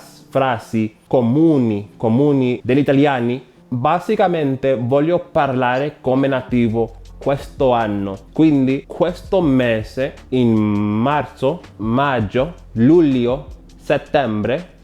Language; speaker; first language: Italian; non-native, learner; Spanish